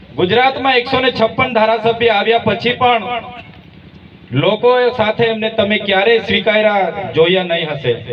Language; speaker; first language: Gujarati; non-native, local second language; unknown